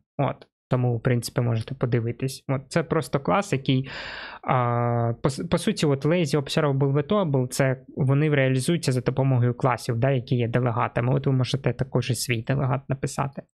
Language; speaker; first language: Ukrainian; non-native, local second language; Russian